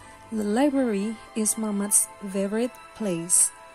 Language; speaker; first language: English; non-native, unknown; Indonesian